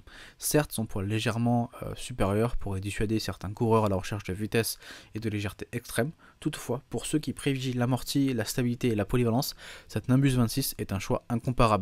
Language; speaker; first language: French; native; French